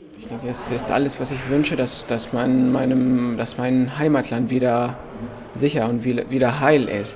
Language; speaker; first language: German; non-native, learner; Arabic